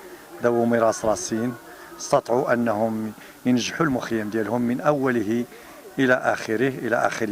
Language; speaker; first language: Arabic; native; Arabic